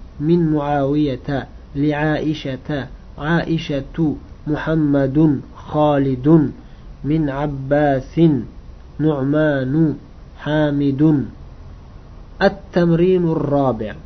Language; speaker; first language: Arabic; non-native, fluent; Uzbek